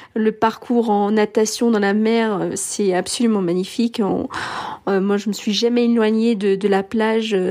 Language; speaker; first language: French; early bilingual, other home language; English